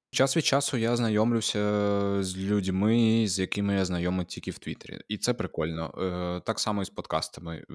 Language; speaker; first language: Ukrainian; non-native, local second language; Russian